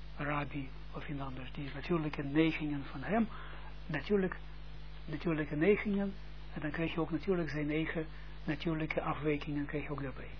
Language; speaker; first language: Dutch; non-native, fluent; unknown